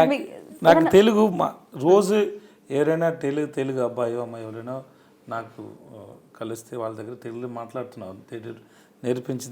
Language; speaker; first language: Telugu; non-native, learner; Tamil